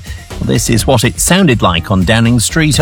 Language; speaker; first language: English; native; English